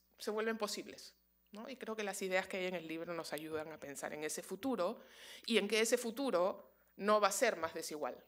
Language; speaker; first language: Spanish; native; Spanish